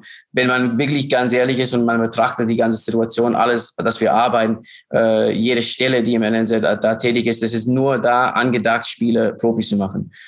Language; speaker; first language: German; non-native, fluent; English